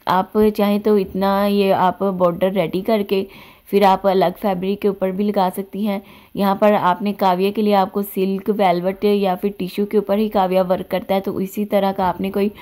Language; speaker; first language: Urdu; native; Urdu